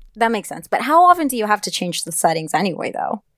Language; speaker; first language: English; non-native, fluent; Italian